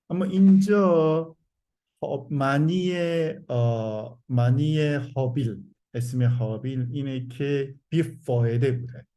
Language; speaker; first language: Persian; non-native, learner; Korean